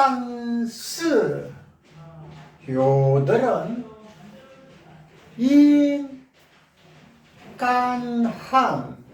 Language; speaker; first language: Chinese; non-native, learner; Korean